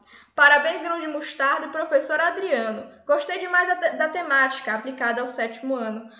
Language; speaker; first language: Portuguese; native; Portuguese